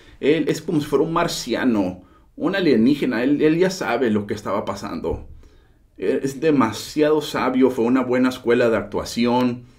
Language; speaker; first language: Spanish; early bilingual, heritage; Spanish